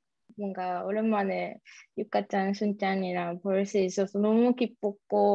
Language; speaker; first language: Korean; early bilingual, heritage; Japanese